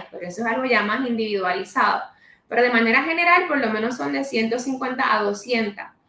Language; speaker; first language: Spanish; native; Spanish